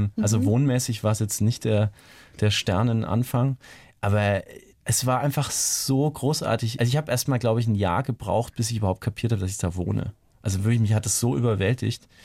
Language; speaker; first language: German; native; German